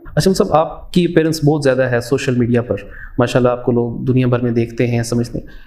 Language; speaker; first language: Urdu; native; Urdu